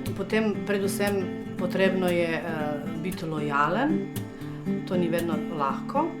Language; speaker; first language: Slovenian; native; Slovenian